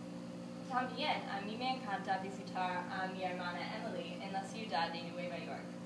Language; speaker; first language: Spanish; non-native, learner; English